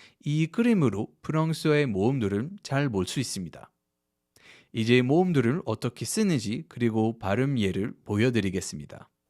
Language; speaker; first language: Korean; non-native, fluent; French